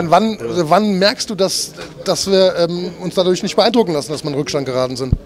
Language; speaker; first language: German; native; German